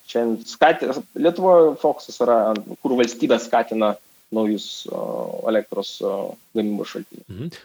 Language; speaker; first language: Lithuanian; non-native, local second language; Russian